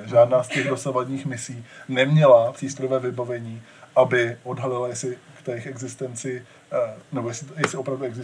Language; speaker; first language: Czech; native; Czech